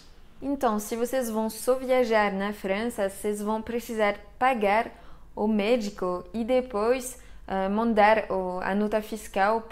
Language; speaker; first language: Portuguese; non-native, fluent; French